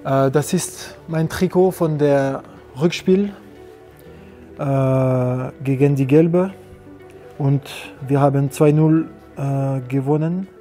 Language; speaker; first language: German; non-native, learner; French